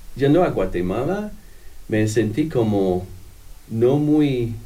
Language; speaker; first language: Spanish; non-native, fluent; English